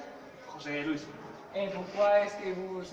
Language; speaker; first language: French; non-native, learner; Spanish